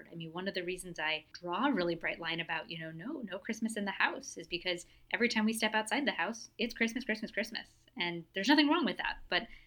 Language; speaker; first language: English; native; English